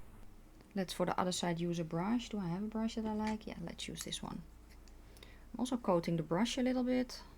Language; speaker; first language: English; non-native, fluent; Dutch